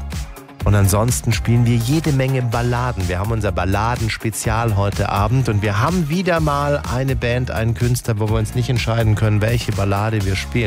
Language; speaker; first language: German; native; German